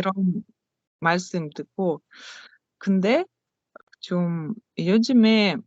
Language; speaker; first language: Korean; non-native, learner; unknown